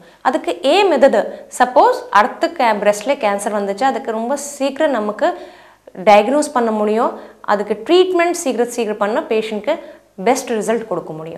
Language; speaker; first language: Tamil; non-native, fluent; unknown